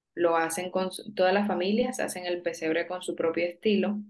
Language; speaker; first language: Spanish; native; Spanish